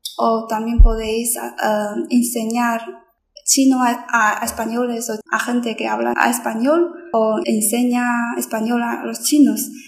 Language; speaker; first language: Spanish; non-native, fluent; Chinese